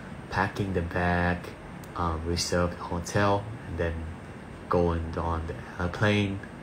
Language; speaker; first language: English; non-native, fluent; Thai